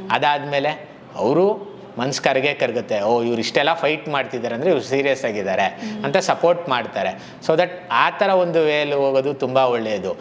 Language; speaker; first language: Kannada; native; Kannada